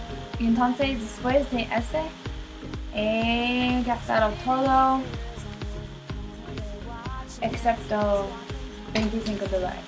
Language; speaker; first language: Spanish; non-native, learner; English